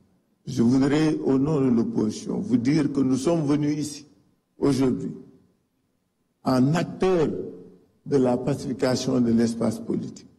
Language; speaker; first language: French; non-native, local second language; Wolof